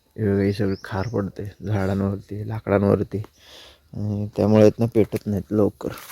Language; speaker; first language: Marathi; native; Marathi